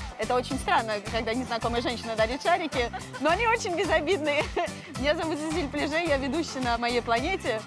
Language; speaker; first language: Russian; non-native, fluent; French